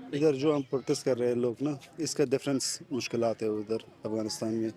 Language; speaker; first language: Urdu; non-native, fluent; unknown